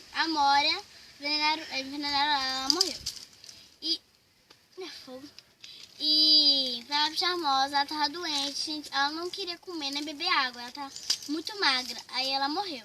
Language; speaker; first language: Portuguese; native; Portuguese